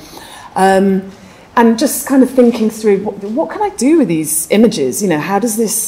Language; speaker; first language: English; native; English